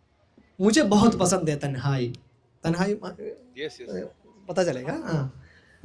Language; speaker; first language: Hindi; non-native, local second language; Malayalam